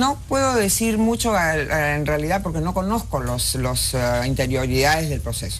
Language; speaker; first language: Spanish; native; Spanish